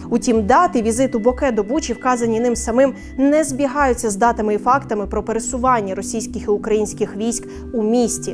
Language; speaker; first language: Ukrainian; native; Ukrainian